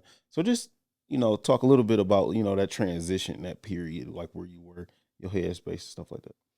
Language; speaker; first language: English; native; English